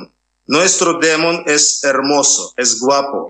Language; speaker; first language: Spanish; non-native, fluent; Russian